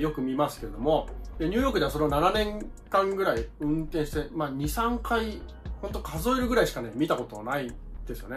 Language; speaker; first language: Japanese; native; Japanese